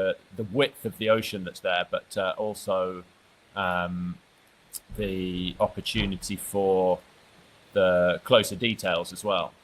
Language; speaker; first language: English; native; English